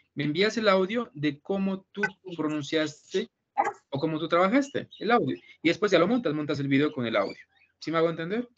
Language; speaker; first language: Spanish; native; Spanish